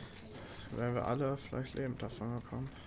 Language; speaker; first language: German; native; German